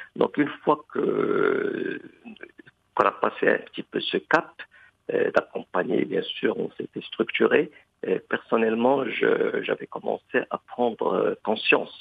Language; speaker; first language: French; non-native, local second language; Arabic